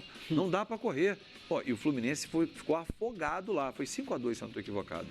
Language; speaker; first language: Portuguese; native; Portuguese